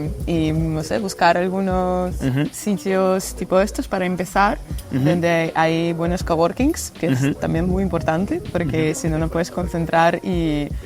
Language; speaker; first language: Spanish; non-native, fluent; Russian